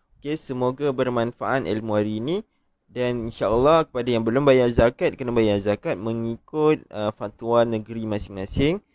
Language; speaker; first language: Malay; native; Malay